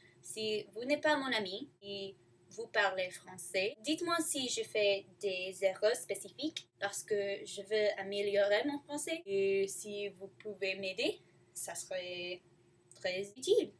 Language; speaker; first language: French; non-native, learner; English